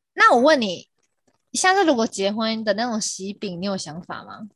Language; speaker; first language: Chinese; non-native, local second language; Min Nan Chinese